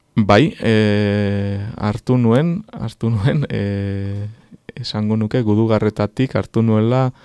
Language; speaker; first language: Basque; native; Basque